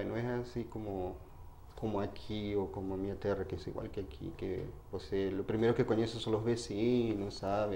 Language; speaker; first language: Portuguese; non-native, fluent; Spanish